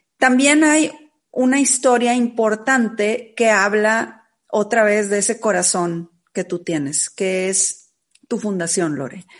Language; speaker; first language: Spanish; native; Spanish